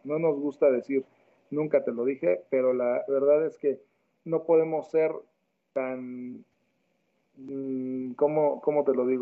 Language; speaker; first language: Spanish; native; Spanish